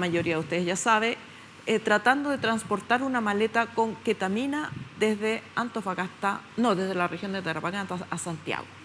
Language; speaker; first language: Spanish; native; Spanish